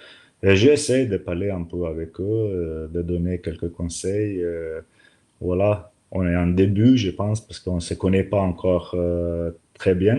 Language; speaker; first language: French; non-native, learner; Slovenian